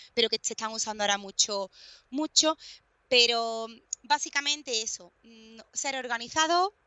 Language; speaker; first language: Spanish; native; Spanish